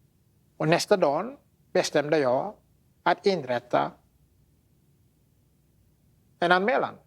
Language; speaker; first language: Swedish; non-native, fluent; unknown